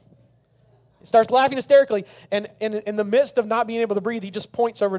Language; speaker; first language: English; native; English